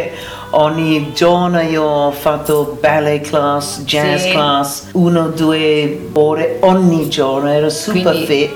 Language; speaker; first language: Italian; non-native, learner; English